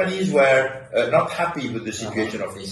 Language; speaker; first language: English; non-native, fluent; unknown